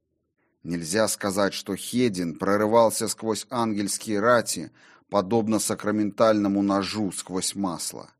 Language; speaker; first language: Russian; native; Russian